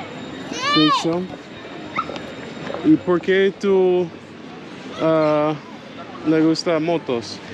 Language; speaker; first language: Spanish; non-native, learner; English